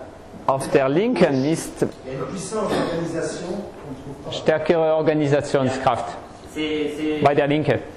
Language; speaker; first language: German; non-native, fluent; French